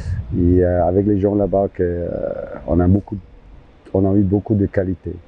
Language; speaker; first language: French; non-native, local second language; German